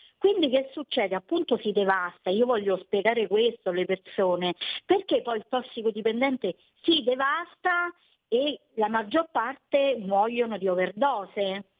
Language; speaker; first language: Italian; native; Italian